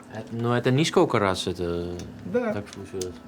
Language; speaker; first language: Russian; non-native, learner; Dutch